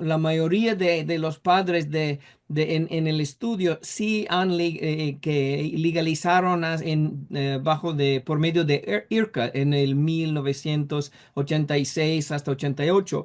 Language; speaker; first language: Spanish; non-native, fluent; English